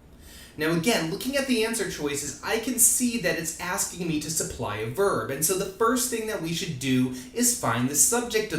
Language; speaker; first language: English; native; English